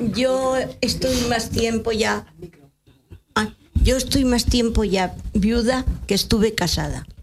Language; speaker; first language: Spanish; native; Spanish